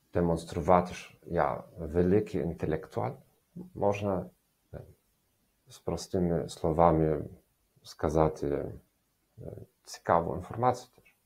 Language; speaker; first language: Ukrainian; non-native, learner; German